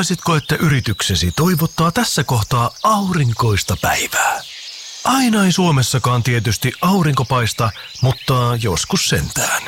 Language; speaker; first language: Finnish; native; Finnish